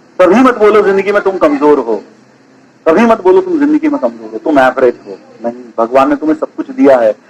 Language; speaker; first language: Hindi; native; Hindi